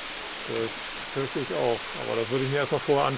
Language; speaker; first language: German; native; German